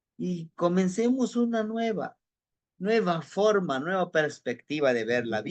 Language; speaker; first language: Spanish; native; Spanish